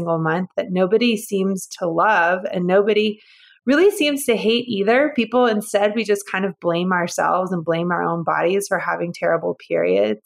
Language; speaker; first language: English; native; English